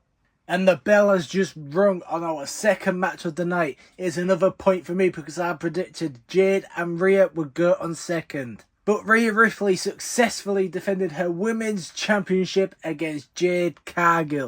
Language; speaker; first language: English; native; English